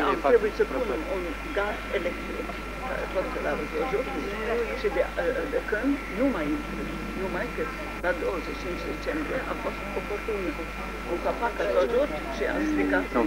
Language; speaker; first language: Romanian; early bilingual, heritage; French